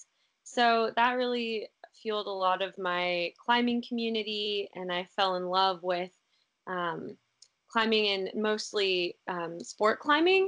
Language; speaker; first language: English; native; English